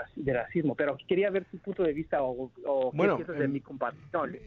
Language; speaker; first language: Spanish; early bilingual, heritage; Spanish